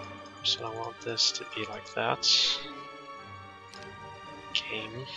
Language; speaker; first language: English; native; English